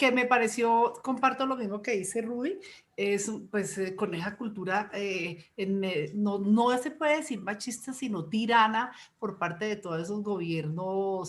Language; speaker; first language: Spanish; native; Spanish